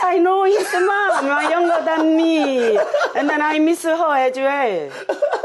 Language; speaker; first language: English; non-native, learner; Korean